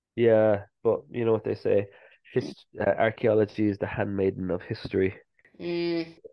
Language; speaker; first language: English; native; English